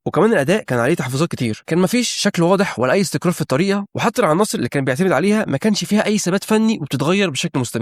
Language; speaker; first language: Arabic; native; Arabic